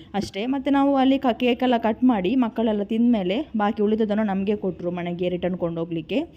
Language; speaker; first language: Kannada; non-native, local second language; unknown